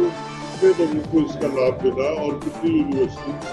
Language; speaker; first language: Hindi; native; Hindi